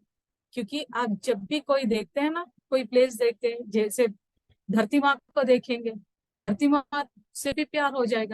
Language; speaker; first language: Hindi; native; Hindi